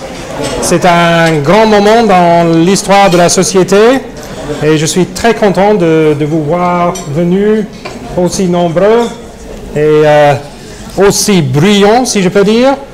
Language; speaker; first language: French; non-native, fluent; English